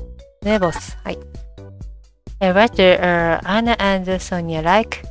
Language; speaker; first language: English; non-native, learner; Japanese